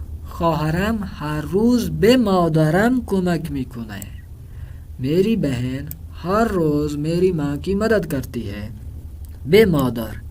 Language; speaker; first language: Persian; non-native, fluent; Urdu